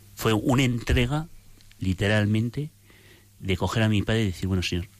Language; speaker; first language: Spanish; native; Spanish